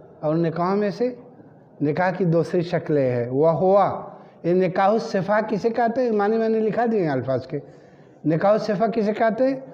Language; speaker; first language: Urdu; native; Urdu